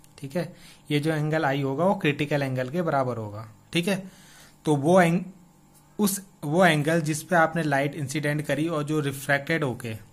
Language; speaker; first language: Hindi; native; Hindi